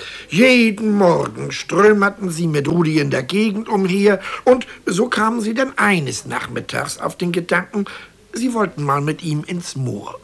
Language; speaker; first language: German; native; German